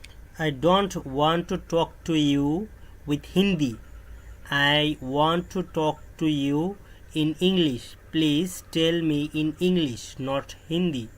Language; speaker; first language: English; non-native, learner; Bangla